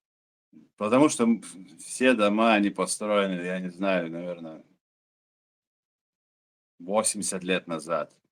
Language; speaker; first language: Russian; native; Russian